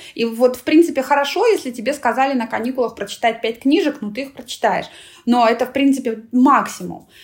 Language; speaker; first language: Russian; native; Russian